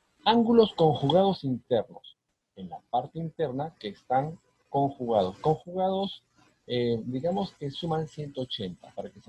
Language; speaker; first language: Spanish; native; Spanish